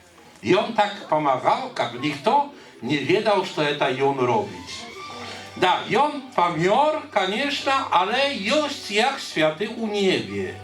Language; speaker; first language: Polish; non-native, learner; Belarusian